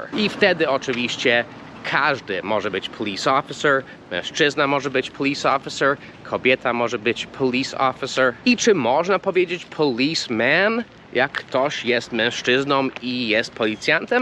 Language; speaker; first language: Polish; non-native, fluent; English